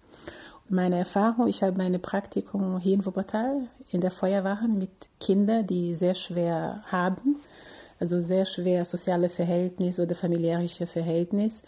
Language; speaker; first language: German; non-native, fluent; Portuguese